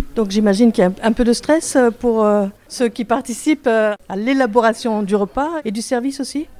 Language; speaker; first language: French; native; French